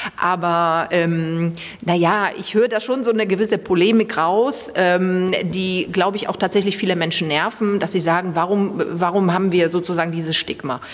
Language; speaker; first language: German; early bilingual, other home language; Polish